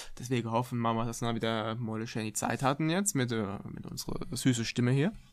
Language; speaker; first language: German; native; German